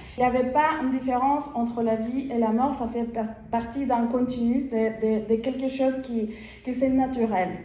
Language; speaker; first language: French; non-native, fluent; Spanish